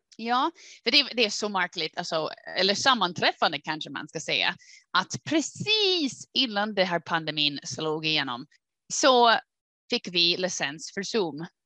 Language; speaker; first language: Swedish; non-native, fluent; English